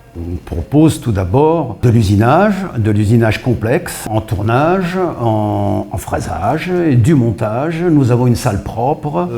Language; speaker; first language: French; early bilingual, other home language; Portuguese